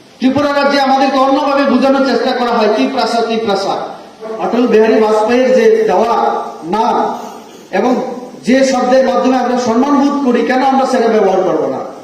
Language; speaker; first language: Bangla; non-native, local second language; Kok Borok